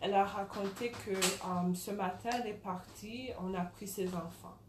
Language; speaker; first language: French; early bilingual, other home language; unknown